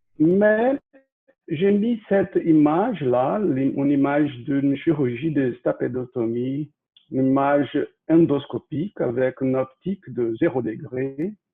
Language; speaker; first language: French; non-native, fluent; Portuguese